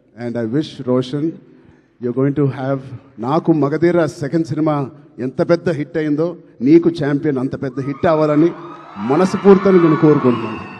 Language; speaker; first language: Telugu; native; Telugu